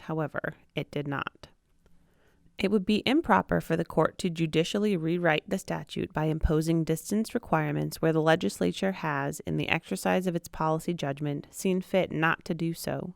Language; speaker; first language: English; native; English